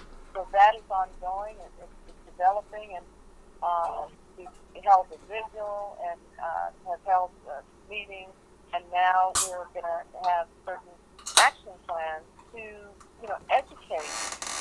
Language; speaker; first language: English; early bilingual, other home language; Korean